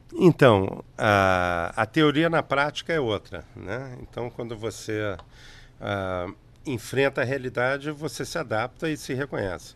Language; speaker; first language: Portuguese; native; Portuguese